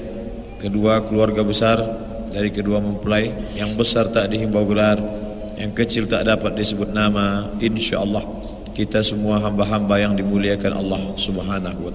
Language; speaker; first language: Indonesian; native; Indonesian